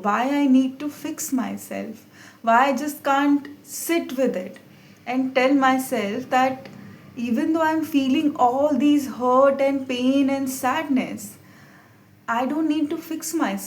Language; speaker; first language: English; non-native, local second language; Hindi